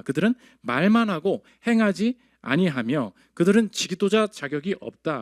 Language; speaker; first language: Korean; native; Korean